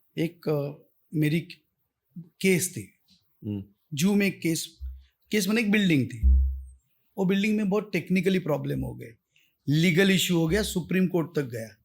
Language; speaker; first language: Hindi; non-native, local second language; Marathi